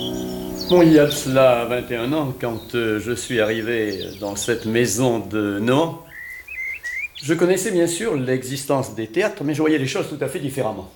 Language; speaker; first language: French; native; French